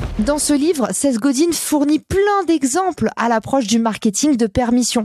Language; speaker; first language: French; native; French